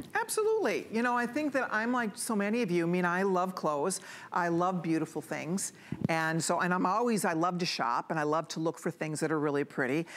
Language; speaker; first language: English; native; English